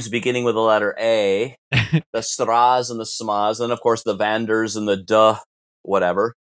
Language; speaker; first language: English; native; English